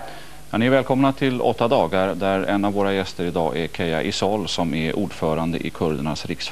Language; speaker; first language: Swedish; native; Swedish